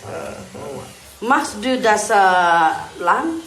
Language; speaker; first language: German; non-native, learner; Indonesian